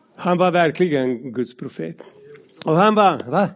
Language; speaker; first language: Swedish; non-native, fluent; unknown